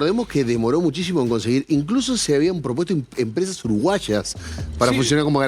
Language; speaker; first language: Spanish; native; Spanish